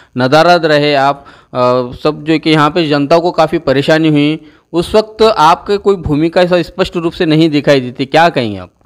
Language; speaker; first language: Hindi; native; Hindi